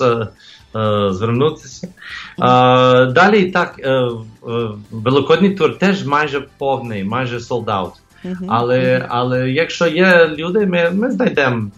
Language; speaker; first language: Ukrainian; early bilingual, heritage; English